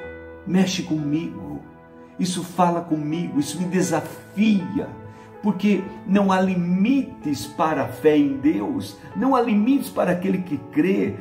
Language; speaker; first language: Portuguese; native; Portuguese